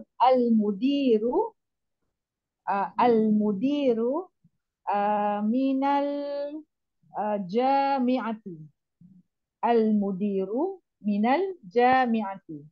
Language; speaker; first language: Arabic; non-native, learner; Indonesian